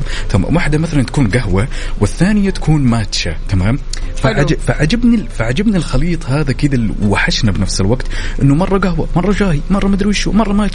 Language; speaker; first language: Arabic; native; Arabic